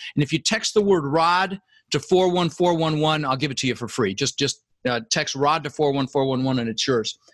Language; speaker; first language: English; early bilingual, other home language; Dutch